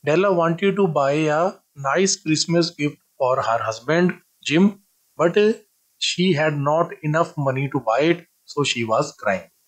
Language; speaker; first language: English; non-native, local second language; Punjabi